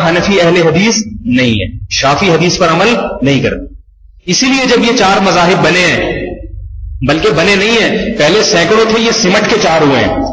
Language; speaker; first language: Urdu; native; Urdu